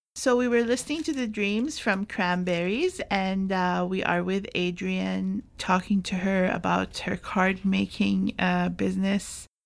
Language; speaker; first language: English; non-native, fluent; Arabic